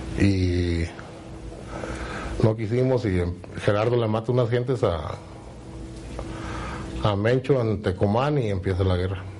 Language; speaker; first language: Spanish; native; Spanish